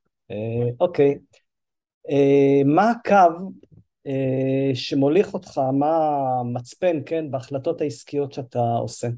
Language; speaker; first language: Hebrew; native; Hebrew